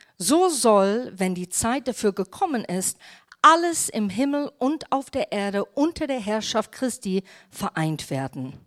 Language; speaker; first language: German; non-native, fluent; English